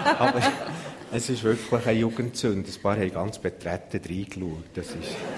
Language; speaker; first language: German; native; German